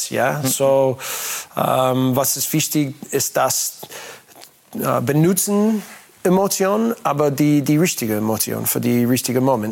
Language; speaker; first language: German; non-native, learner; English